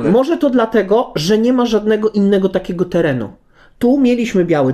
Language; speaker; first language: Polish; native; Polish